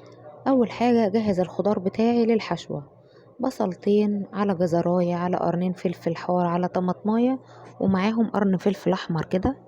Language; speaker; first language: Arabic; native; Arabic